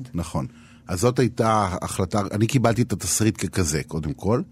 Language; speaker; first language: Hebrew; native; Hebrew